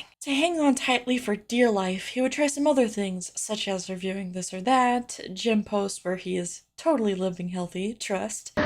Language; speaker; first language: English; native; English